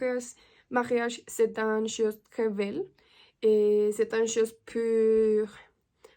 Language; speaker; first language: French; non-native, learner; Spanish